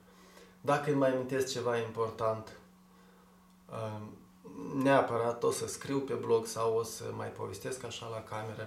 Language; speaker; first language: Romanian; native; Romanian